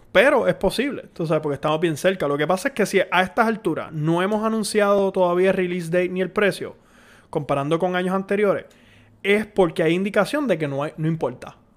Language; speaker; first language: Spanish; native; Spanish